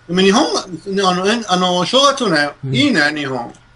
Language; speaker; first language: Japanese; non-native, fluent; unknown